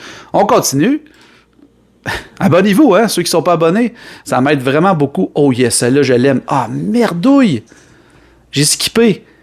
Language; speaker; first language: French; native; French